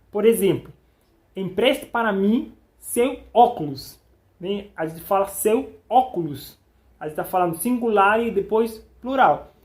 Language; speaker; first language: Portuguese; non-native, fluent; Spanish